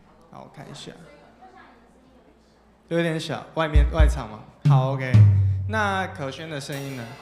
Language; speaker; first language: Chinese; native; Chinese